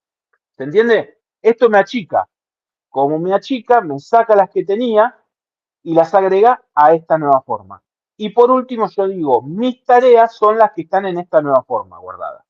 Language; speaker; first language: Spanish; native; Spanish